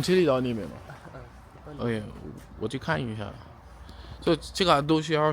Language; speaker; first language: Chinese; non-native, learner; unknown